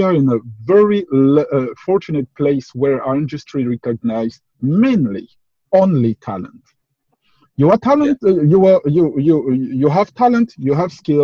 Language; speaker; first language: English; non-native, fluent; French